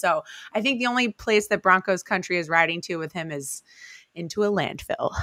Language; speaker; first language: English; native; English